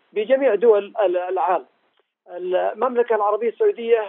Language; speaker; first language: Arabic; native; Arabic